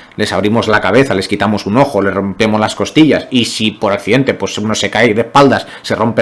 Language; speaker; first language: Spanish; non-native, local second language; Catalan